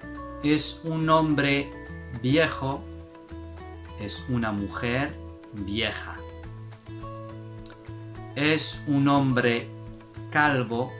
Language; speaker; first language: Spanish; non-native, fluent; Arabic